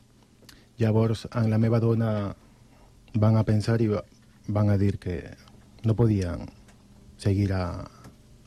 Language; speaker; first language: Catalan; non-native, learner; Spanish